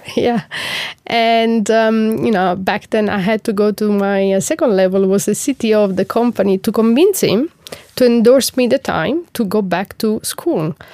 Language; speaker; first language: English; non-native, fluent; Italian